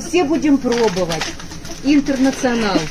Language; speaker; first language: Russian; non-native, learner; Norwegian